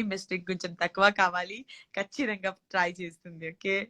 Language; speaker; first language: Telugu; non-native, learner; Gujarati